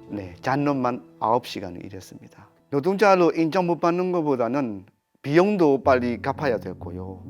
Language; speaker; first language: Korean; non-native, fluent; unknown